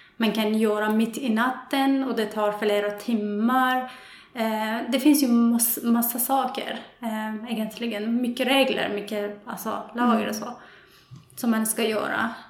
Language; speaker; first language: Swedish; non-native, fluent; Persian